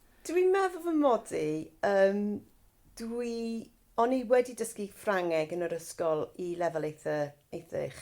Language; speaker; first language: Welsh; non-native, fluent; English